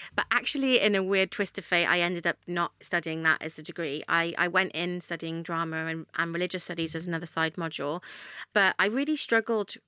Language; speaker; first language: English; native; English